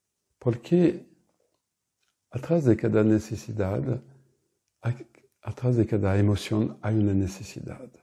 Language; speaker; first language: Spanish; non-native, fluent; French